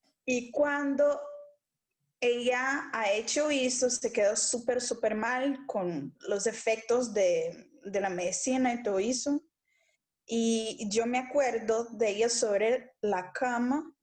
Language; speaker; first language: Spanish; non-native, local second language; Portuguese